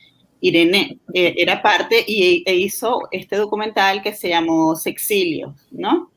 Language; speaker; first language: Spanish; native; Spanish